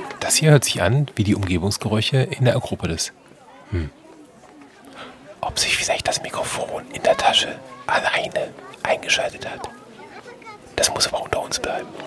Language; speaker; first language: German; native; German